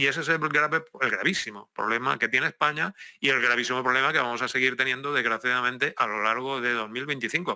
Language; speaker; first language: Spanish; native; Spanish